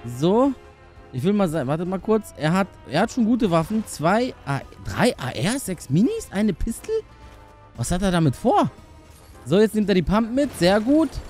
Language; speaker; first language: German; early bilingual, other home language; Albanian